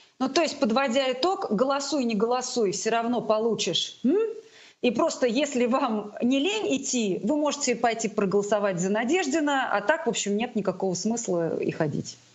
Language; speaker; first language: Russian; non-native, local second language; Tatar